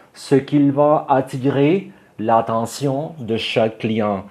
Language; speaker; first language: French; non-native, fluent; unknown